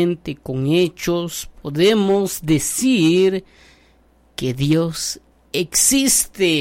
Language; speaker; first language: Spanish; native; Spanish